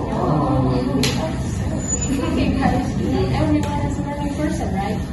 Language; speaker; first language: English; non-native, learner; Indonesian